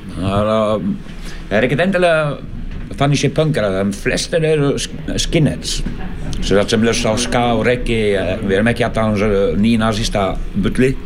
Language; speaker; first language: Icelandic; non-native, fluent; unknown